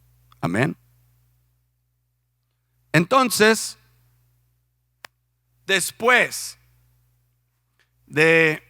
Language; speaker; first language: Spanish; non-native, fluent; English